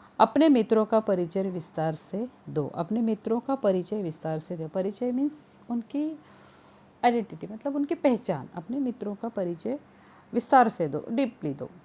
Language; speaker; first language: Hindi; non-native, local second language; Marathi